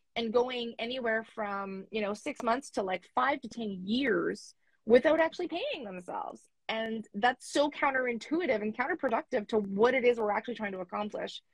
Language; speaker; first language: English; native; English